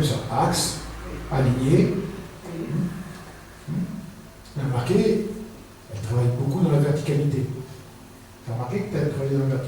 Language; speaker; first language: French; native; French